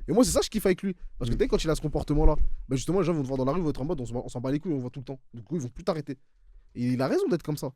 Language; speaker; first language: French; native; French